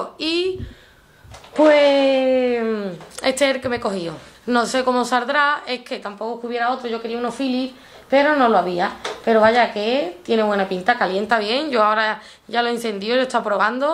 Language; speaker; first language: Spanish; native; Spanish